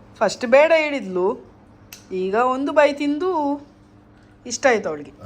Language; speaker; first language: Kannada; non-native, local second language; Tulu